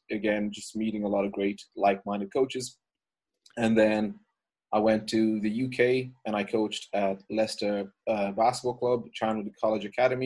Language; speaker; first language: English; native; English